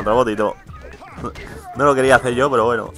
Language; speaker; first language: Spanish; native; Spanish